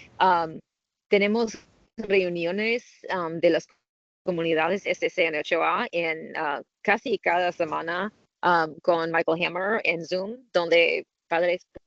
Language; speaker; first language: Spanish; non-native, learner; English